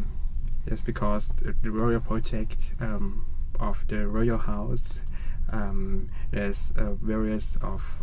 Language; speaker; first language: English; non-native, learner; Thai